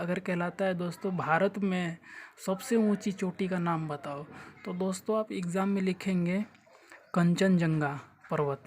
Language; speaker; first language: Hindi; native; Hindi